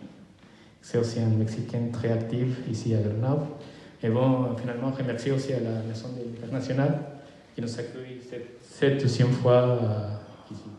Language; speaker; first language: French; non-native, fluent; Spanish